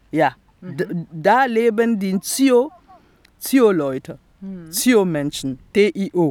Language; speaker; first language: German; non-native, fluent; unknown